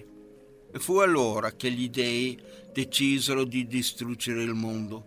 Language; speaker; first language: Italian; non-native, fluent; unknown